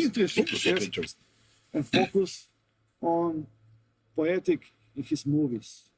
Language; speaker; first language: English; non-native, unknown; Macedonian